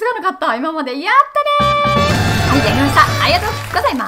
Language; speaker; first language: Japanese; native; Japanese